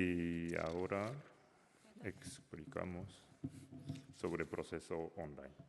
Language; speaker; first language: Spanish; non-native, learner; Japanese